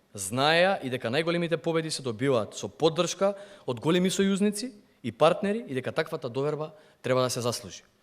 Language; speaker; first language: Macedonian; non-native, local second language; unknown